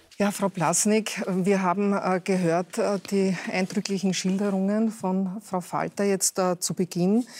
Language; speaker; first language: German; native; German